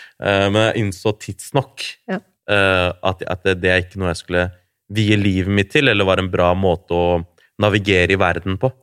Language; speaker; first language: Norwegian; early bilingual, other home language; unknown